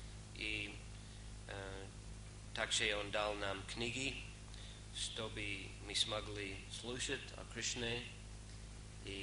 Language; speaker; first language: Russian; non-native, fluent; English